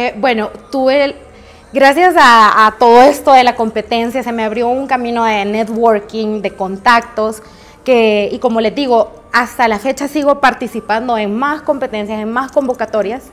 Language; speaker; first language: Spanish; native; Spanish